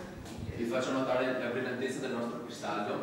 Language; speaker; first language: Italian; native; Italian